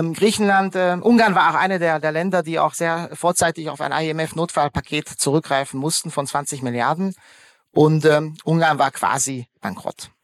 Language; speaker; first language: German; early bilingual, other home language; Hungarian